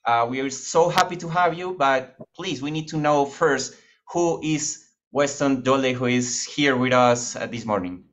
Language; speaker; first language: English; non-native, fluent; Spanish